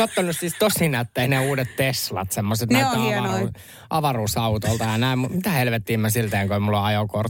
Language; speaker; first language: Finnish; native; Finnish